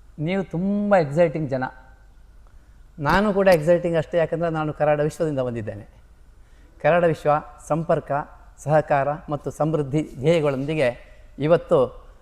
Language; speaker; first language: Kannada; native; Kannada